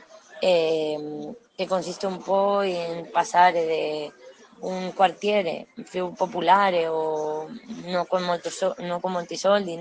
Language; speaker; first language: Italian; non-native, learner; Spanish